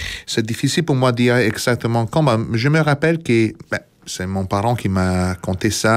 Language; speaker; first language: French; non-native, fluent; Italian